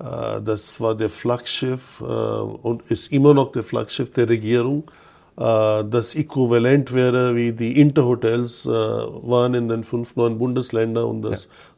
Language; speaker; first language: German; non-native, fluent; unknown